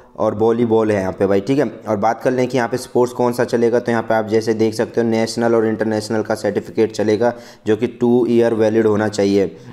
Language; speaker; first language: Hindi; native; Hindi